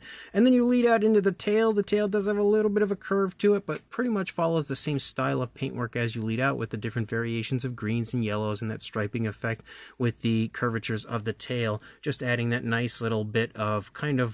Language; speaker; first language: English; native; English